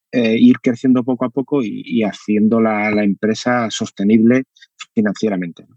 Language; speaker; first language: Spanish; native; Spanish